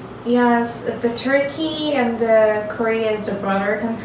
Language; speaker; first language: English; non-native, learner; Turkish